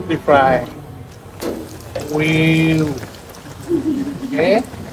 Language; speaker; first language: English; non-native, fluent; Indonesian